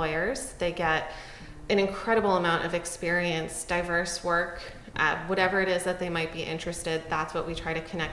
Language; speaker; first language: English; native; English